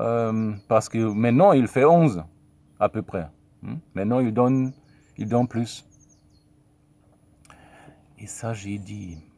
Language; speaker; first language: French; non-native, fluent; German